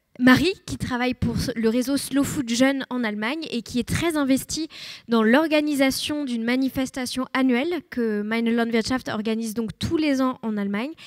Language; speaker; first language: French; native; French